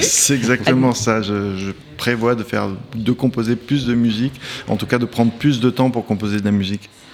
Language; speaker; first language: French; native; French